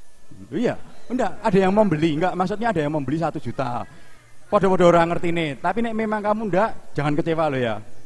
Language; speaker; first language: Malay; non-native, local second language; Javanese